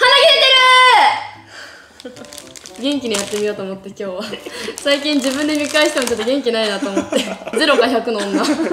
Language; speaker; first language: Japanese; native; Japanese